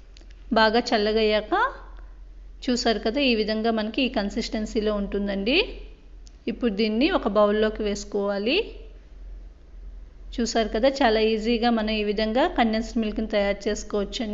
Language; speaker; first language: Telugu; native; Telugu